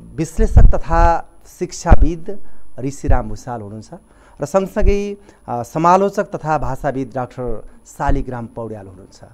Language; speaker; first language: Nepali; native; Nepali